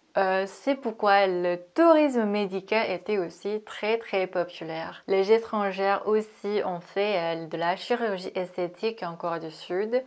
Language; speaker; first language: French; non-native, fluent; Korean